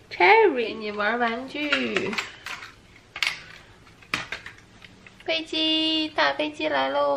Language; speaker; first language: Chinese; native; Chinese